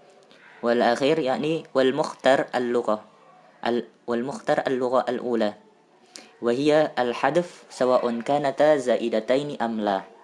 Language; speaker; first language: Arabic; non-native, learner; Indonesian